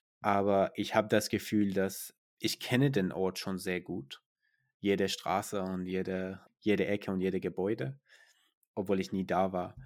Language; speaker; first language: German; non-native, fluent; Persian